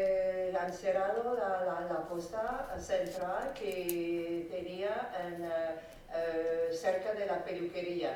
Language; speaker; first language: Spanish; non-native, fluent; French